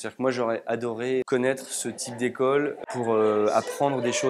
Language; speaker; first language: French; native; French